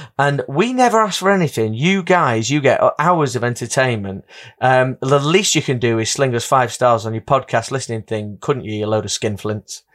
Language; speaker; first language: English; native; English